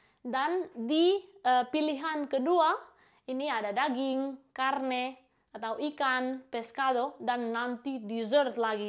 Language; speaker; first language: Indonesian; non-native, fluent; Spanish